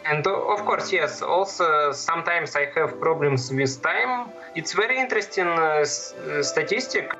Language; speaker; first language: English; non-native, learner; Russian